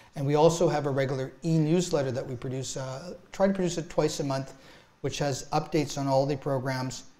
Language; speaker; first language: English; native; English